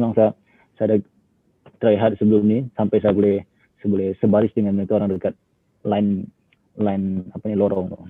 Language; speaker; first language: Malay; non-native, local second language; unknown